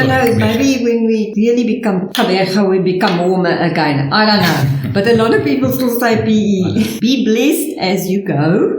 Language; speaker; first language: English; non-native, local second language; Afrikaans